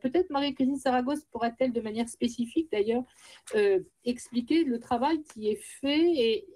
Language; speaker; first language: French; native; French